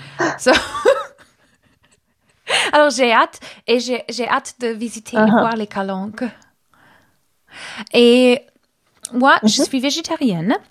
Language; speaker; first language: French; non-native, learner; German